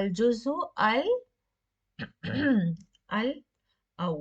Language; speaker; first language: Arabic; non-native, fluent; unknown